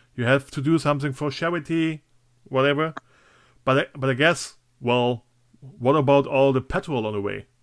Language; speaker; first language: English; non-native, fluent; German